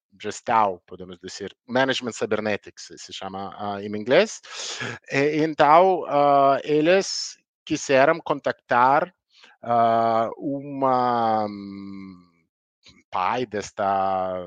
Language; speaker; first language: Portuguese; non-native, learner; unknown